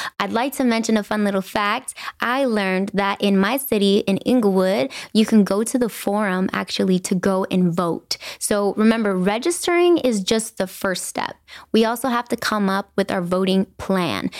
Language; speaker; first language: English; early bilingual, other home language; Spanish